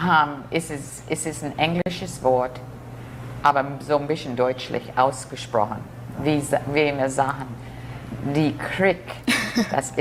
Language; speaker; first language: German; early bilingual, heritage; German